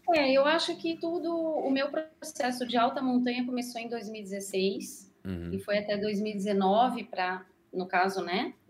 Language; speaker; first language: Portuguese; native; Portuguese